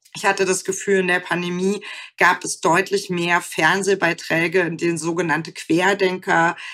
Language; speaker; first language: German; native; German